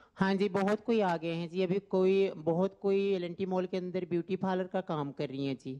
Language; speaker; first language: Hindi; native; Hindi